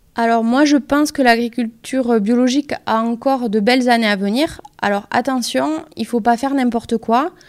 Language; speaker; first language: French; native; French